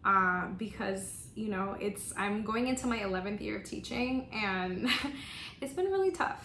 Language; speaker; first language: English; non-native, local second language; Spanish